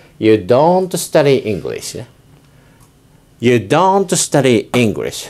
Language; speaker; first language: English; non-native, fluent; Japanese